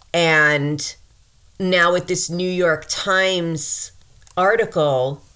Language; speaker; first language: English; native; English